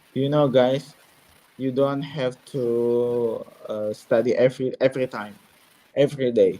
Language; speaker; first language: English; non-native, learner; Indonesian